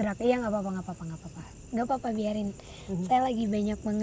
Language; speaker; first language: Indonesian; native; Indonesian